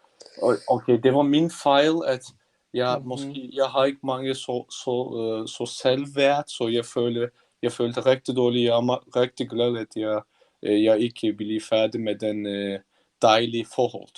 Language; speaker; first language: Danish; non-native, learner; Turkish